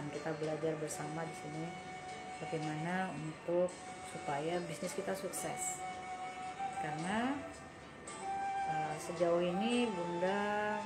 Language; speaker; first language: Indonesian; native; Indonesian